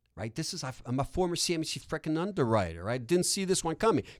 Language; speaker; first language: English; non-native, fluent; French